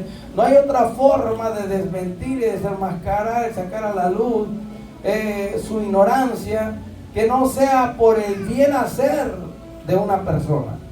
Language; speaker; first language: Spanish; native; Spanish